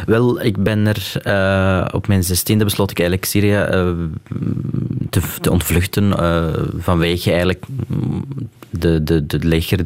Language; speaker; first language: Dutch; non-native, local second language; Arabic